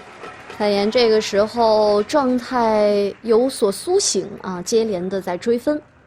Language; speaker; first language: Chinese; native; Chinese